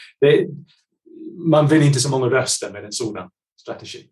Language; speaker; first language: Swedish; non-native, fluent; English